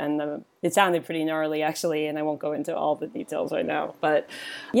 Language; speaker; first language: English; native; English